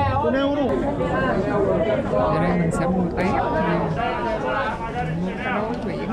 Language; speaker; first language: Italian; non-native, learner; Vietnamese